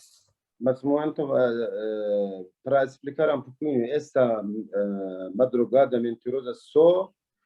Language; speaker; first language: Portuguese; non-native, learner; Arabic